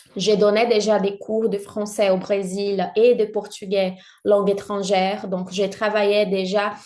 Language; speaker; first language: French; non-native, fluent; Portuguese